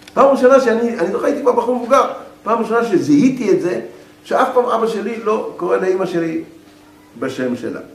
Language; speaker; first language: Hebrew; native; Hebrew